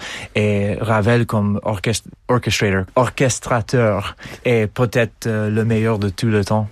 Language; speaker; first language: French; non-native, fluent; English